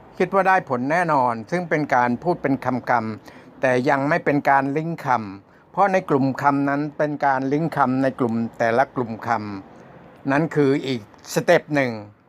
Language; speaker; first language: Thai; native; Thai